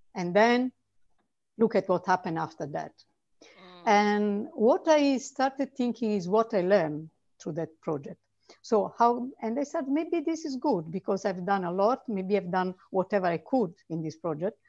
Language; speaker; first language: English; non-native, fluent; Italian